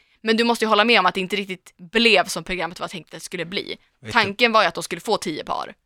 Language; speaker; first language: Swedish; native; Swedish